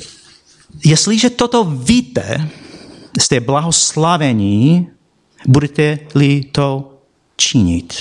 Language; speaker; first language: Czech; non-native, fluent; English